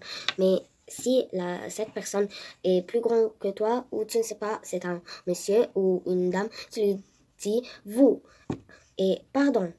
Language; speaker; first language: French; non-native, learner; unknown